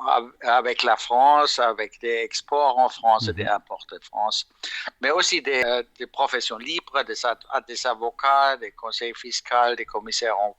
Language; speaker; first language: French; non-native, fluent; German